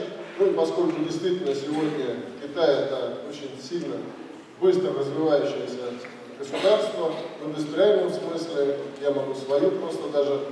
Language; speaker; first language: Russian; native; Russian